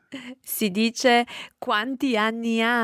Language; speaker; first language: Italian; native; Italian